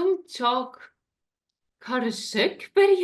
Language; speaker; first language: Turkish; non-native, learner; German